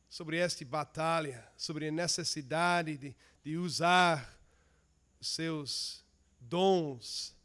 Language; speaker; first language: Portuguese; non-native, fluent; English